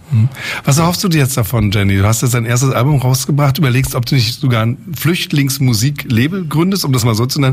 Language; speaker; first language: German; native; German